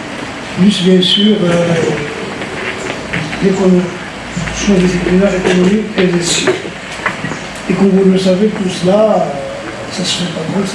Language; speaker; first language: French; non-native, local second language; Arabic